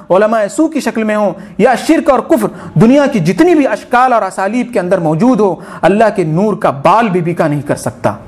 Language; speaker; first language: Urdu; native; Urdu